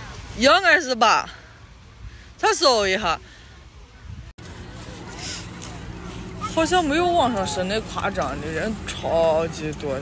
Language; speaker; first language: Chinese; native; Chinese